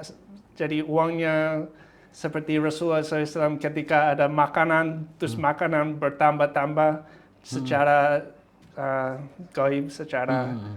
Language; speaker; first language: Indonesian; non-native, fluent; English